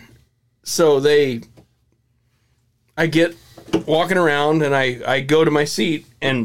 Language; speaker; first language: English; native; English